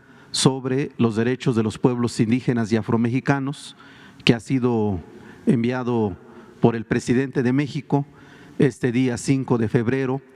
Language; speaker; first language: Spanish; non-native, local second language; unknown